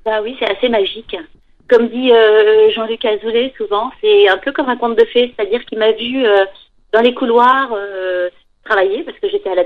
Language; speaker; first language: French; native; French